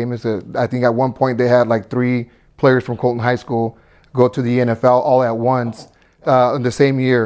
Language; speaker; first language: English; early bilingual, other home language; Spanish